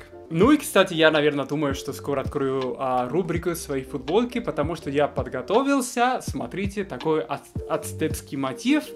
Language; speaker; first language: Russian; non-native, fluent; Spanish